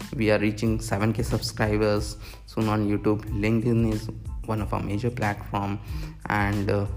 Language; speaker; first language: English; non-native, local second language; Hindi